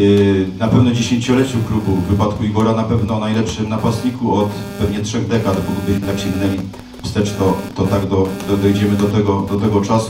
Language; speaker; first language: Polish; native; Polish